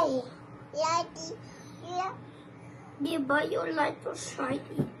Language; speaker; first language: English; early bilingual, other home language; Filipino